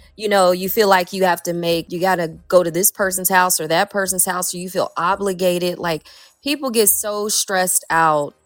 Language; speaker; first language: English; native; English